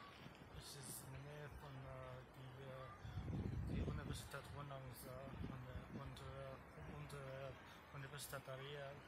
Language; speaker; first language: German; non-native, fluent; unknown